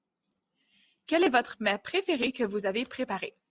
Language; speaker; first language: French; native; French